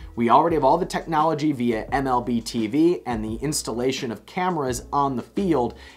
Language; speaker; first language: English; native; English